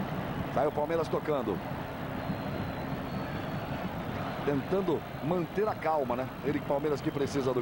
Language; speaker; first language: Portuguese; native; Portuguese